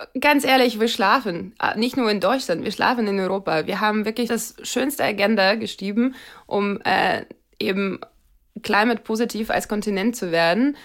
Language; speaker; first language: German; non-native, fluent; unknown